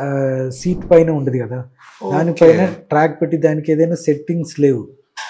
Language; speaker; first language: Telugu; non-native, learner; Malayalam